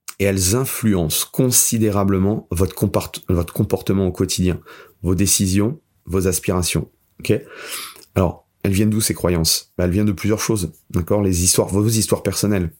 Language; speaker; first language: French; native; French